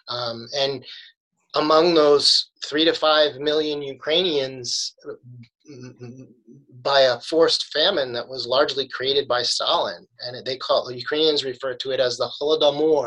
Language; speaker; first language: English; native; English